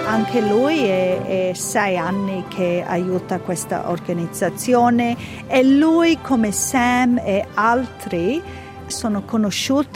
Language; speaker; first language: Italian; early bilingual, heritage; Italian